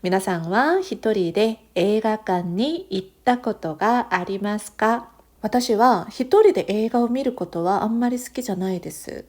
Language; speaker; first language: Japanese; non-native, fluent; Korean